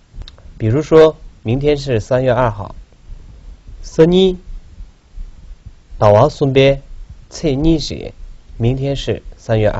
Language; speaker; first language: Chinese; non-native, local second language; Tibetan